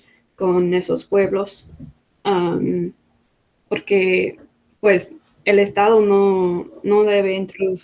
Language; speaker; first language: Spanish; non-native, fluent; English